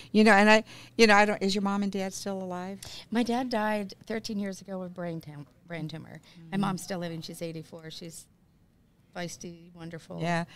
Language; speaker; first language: English; native; English